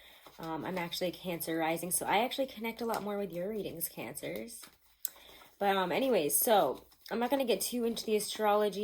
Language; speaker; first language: English; native; English